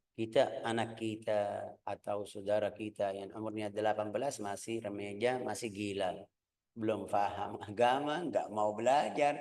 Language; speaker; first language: Indonesian; non-native, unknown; Arabic